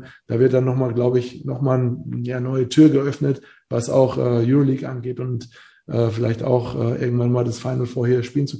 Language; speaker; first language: German; native; German